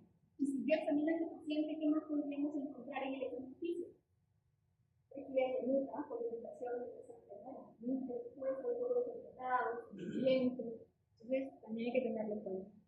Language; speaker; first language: Spanish; native; Spanish